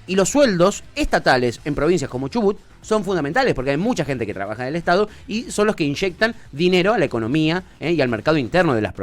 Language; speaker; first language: Spanish; native; Spanish